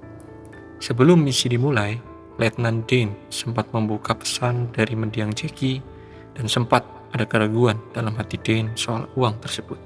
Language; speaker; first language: Indonesian; native; Indonesian